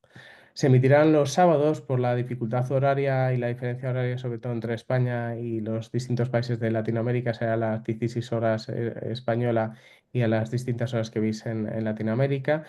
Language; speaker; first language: Spanish; native; Spanish